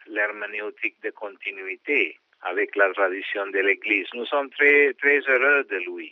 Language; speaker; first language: French; non-native, fluent; Sinhala